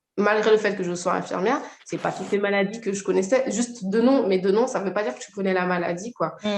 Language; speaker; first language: French; native; French